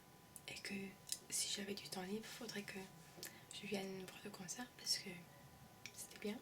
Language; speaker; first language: French; early bilingual, heritage; French